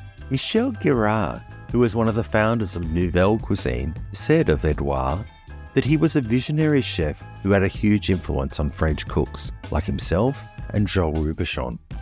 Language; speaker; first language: English; native; English